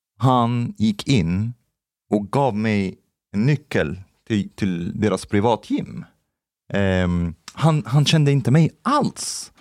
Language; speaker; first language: Swedish; non-native, fluent; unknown